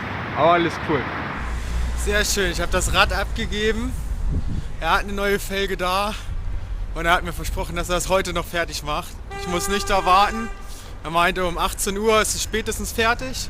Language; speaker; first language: German; native; German